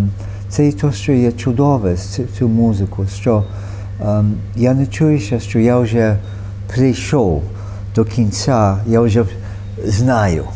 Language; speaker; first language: Ukrainian; early bilingual, heritage; Ukrainian